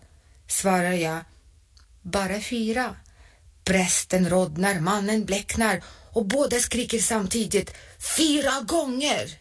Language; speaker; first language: Swedish; non-native, fluent; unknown